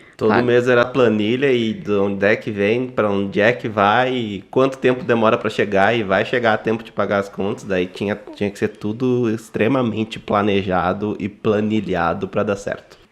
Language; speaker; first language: Portuguese; native; Portuguese